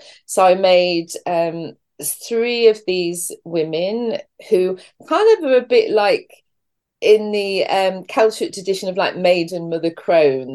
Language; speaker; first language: English; native; English